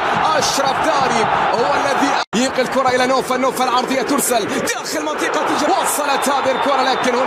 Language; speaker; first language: Arabic; native; Arabic